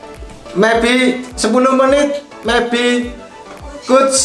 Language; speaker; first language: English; non-native, learner; Indonesian